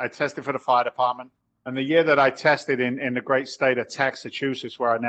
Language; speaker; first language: English; native; English